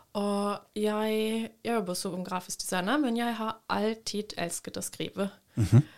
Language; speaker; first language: Norwegian; non-native, fluent; German